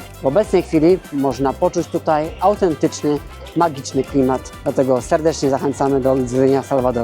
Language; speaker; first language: Polish; native; Polish